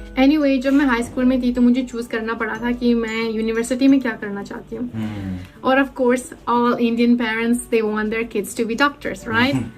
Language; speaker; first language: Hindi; early bilingual, heritage; Hindi